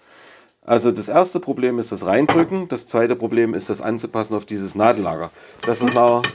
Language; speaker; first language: German; native; German